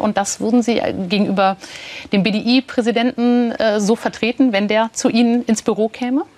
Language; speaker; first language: German; native; German